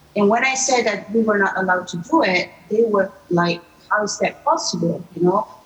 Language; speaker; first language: English; non-native, fluent; Italian